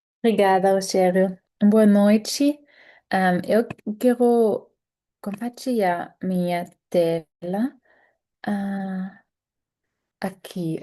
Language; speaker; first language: Portuguese; non-native, fluent; German